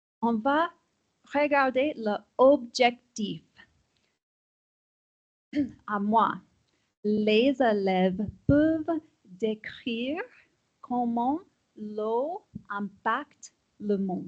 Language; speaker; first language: French; non-native, fluent; English